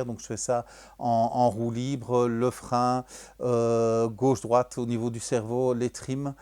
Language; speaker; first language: French; native; French